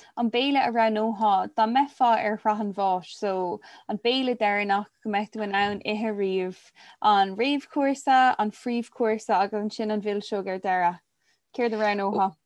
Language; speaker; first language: Irish; non-native, local second language; English